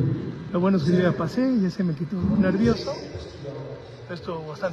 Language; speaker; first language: Spanish; native; Spanish